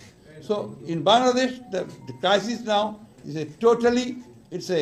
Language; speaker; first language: English; non-native, local second language; Bangla